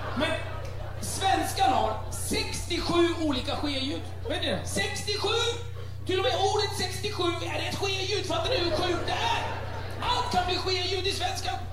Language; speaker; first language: Swedish; early bilingual, other home language; Arabic